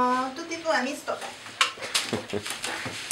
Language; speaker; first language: Italian; non-native, learner; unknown